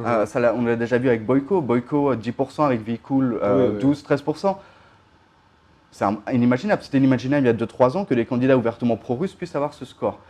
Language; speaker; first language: French; native; French